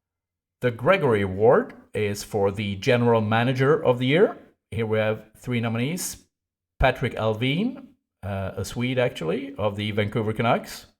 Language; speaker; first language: English; non-native, fluent; Swedish